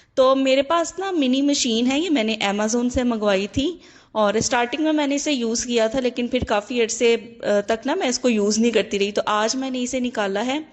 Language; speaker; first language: Urdu; native; Urdu